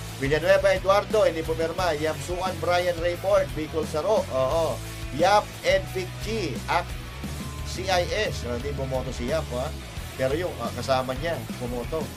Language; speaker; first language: Filipino; non-native, local second language; Iloko